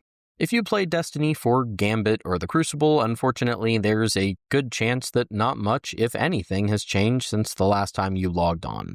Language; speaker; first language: English; native; English